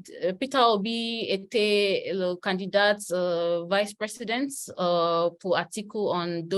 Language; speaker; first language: French; non-native, learner; Yoruba